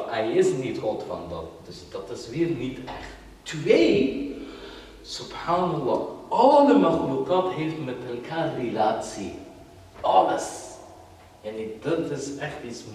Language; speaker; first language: Dutch; non-native, fluent; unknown